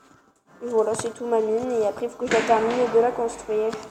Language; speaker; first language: French; native; French